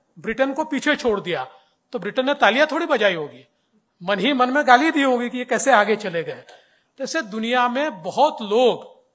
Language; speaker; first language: Hindi; non-native, local second language; Marathi